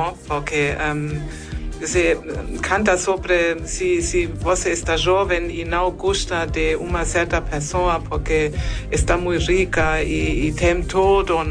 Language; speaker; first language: Portuguese; non-native, fluent; German